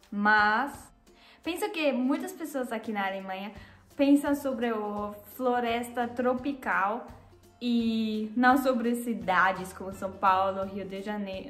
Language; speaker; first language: Portuguese; non-native, learner; German